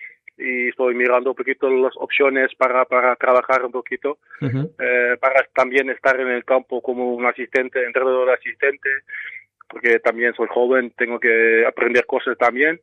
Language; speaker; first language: Spanish; non-native, fluent; Dutch